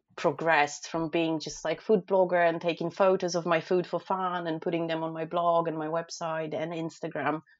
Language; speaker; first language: English; non-native, fluent; Polish